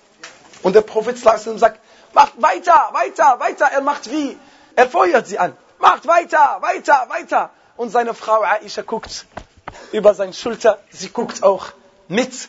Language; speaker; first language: German; non-native, fluent; Arabic